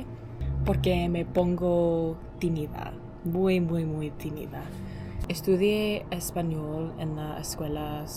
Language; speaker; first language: Spanish; non-native, learner; English